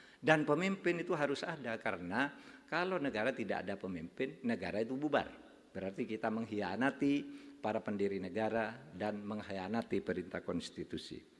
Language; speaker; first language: Indonesian; non-native, local second language; Madurese